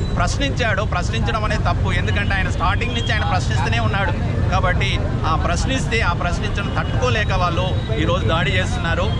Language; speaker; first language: Telugu; native; Telugu